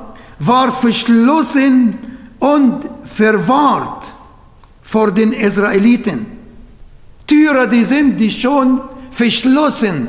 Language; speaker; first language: German; non-native, fluent; Arabic